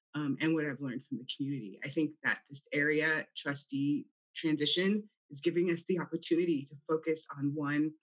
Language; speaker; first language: English; native; English